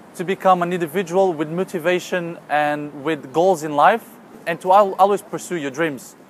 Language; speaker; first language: English; non-native, fluent; Portuguese